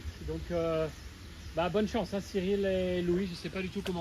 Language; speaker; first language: French; native; French